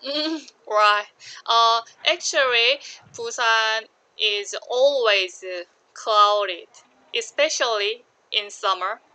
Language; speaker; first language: English; non-native, learner; Korean